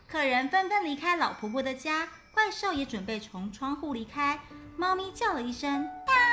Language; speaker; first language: Chinese; native; Chinese